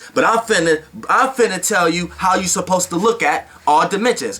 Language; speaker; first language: English; native; English